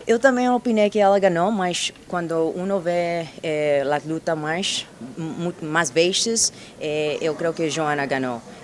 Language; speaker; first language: Portuguese; non-native, learner; Spanish